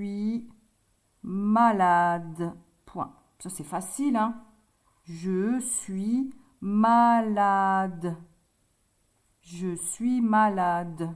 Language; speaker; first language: French; native; French